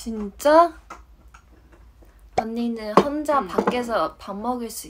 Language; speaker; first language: Korean; non-native, fluent; Chinese